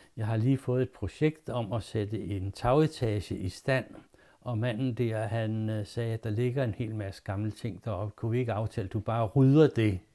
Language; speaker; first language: Danish; native; Danish